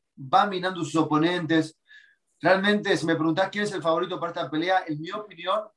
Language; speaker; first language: Spanish; native; Spanish